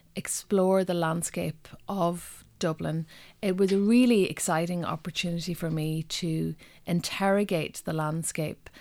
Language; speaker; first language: English; non-native, local second language; Irish